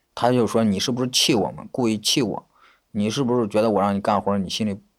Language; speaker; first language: Chinese; native; Chinese